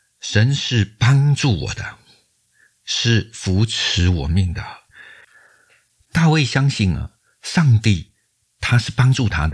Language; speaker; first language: Chinese; native; Chinese